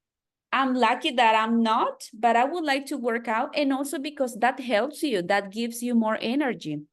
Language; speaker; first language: English; non-native, fluent; Spanish